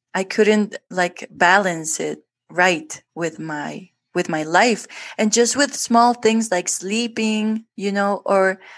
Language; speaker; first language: English; non-native, fluent; Spanish